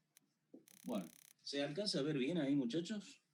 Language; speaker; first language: Spanish; native; Spanish